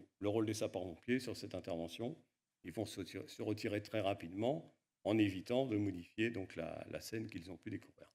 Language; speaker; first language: French; native; French